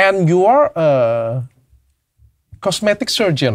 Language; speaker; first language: English; non-native, learner; Indonesian